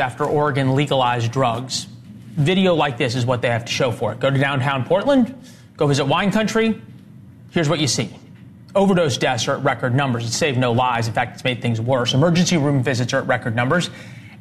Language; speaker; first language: English; native; English